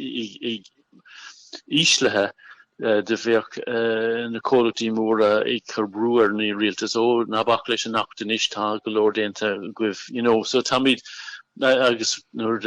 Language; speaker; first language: Irish; non-native, local second language; English